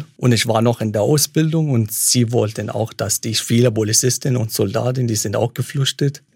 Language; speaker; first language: German; non-native, fluent; Arabic